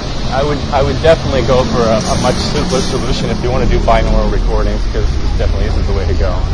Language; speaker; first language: English; native; English